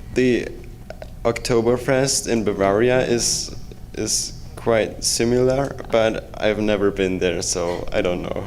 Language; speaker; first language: English; non-native, fluent; German